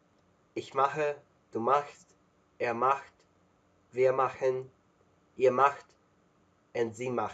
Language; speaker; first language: German; non-native, learner; English